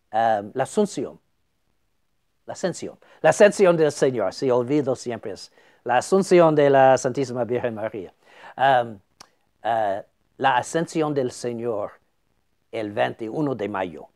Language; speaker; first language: Spanish; non-native, fluent; English